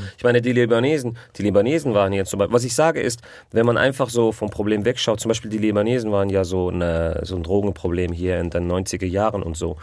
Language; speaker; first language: German; early bilingual, other home language; Arabic